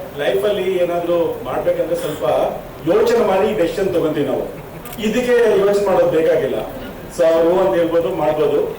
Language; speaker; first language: Kannada; early bilingual, heritage; Telugu